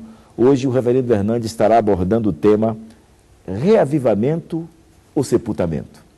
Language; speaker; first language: Portuguese; native; Portuguese